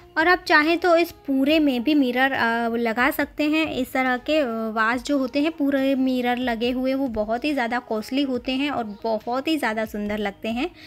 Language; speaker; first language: Hindi; non-native, local second language; Gujarati